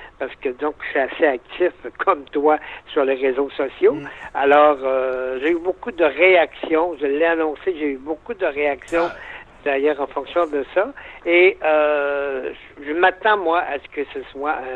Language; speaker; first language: French; native; French